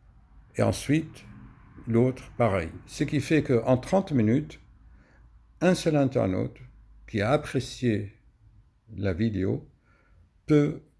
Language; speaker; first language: French; native; French